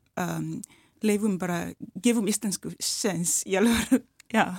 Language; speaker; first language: Icelandic; non-native, learner; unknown